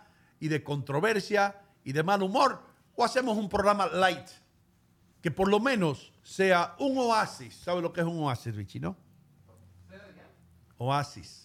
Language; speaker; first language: Spanish; native; Spanish